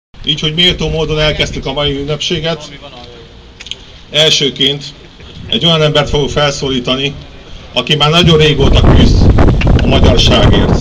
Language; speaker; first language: Hungarian; native; Hungarian